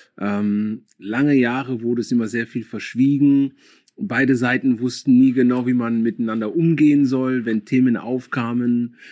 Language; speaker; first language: German; early bilingual, other home language; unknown